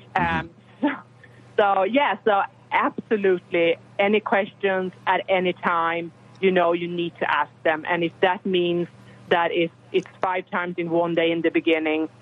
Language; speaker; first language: English; non-native, fluent; Swedish